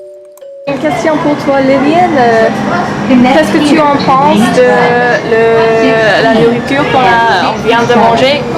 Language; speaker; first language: French; non-native, learner; English